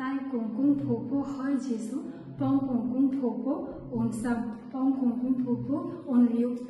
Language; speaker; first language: Cantonese; non-native, learner; Bangla